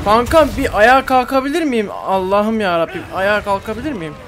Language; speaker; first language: Turkish; native; Turkish